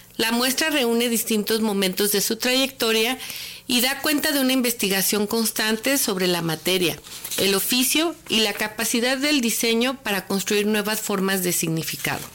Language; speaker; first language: Spanish; native; Spanish